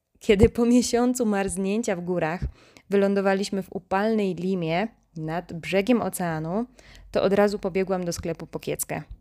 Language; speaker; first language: Polish; native; Polish